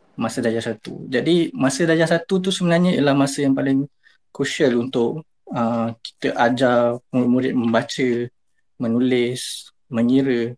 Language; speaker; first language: Malay; native; Malay